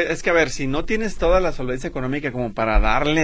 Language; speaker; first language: Spanish; native; Spanish